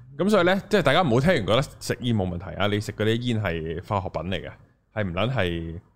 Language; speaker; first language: Cantonese; native; Cantonese